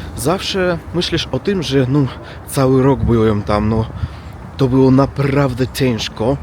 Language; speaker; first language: Polish; non-native, learner; Russian